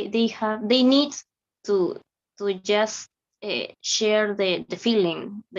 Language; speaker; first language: English; non-native, learner; Spanish